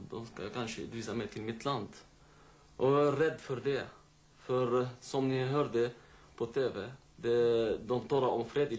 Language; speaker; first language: Swedish; non-native, learner; Arabic